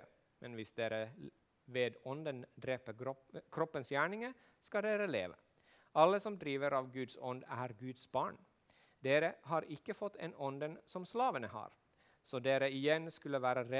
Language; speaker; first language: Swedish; non-native, local second language; Finnish